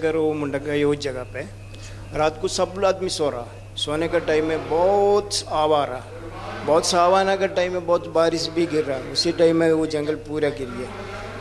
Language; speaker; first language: Hindi; non-native, local second language; Malayalam